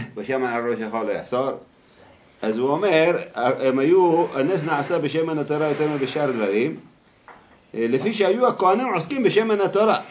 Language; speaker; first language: Hebrew; native; Hebrew